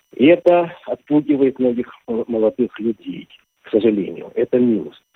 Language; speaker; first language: Russian; native; Russian